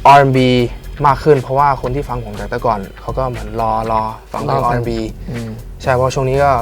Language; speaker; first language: Thai; native; Thai